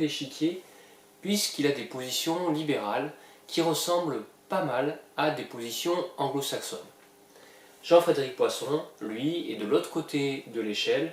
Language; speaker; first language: French; native; French